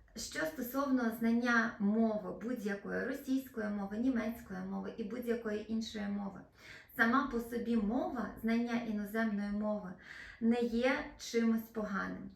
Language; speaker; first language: Ukrainian; non-native, local second language; Russian